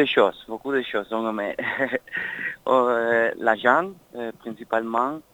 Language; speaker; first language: French; non-native, learner; Spanish